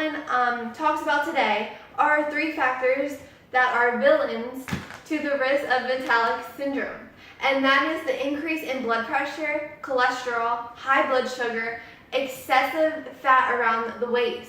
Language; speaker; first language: English; native; English